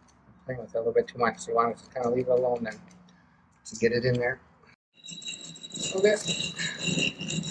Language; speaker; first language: English; native; English